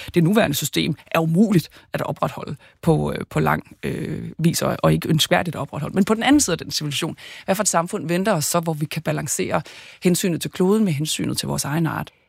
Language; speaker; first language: Danish; native; Danish